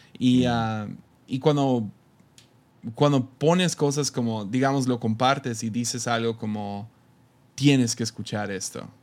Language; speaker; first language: Spanish; early bilingual, heritage; Spanish